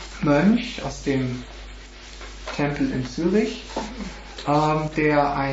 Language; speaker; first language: German; native; German